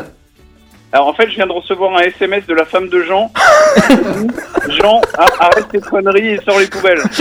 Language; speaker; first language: French; native; French